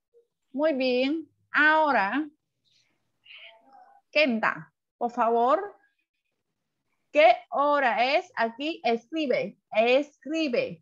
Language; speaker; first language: Spanish; non-native, fluent; Vietnamese